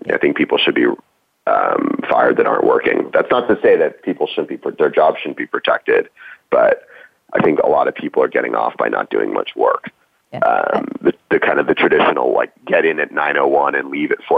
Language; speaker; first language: English; native; English